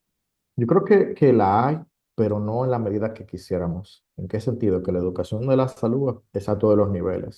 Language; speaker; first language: Spanish; native; Spanish